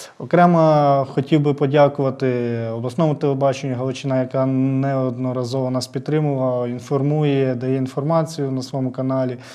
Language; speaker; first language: Ukrainian; native; Ukrainian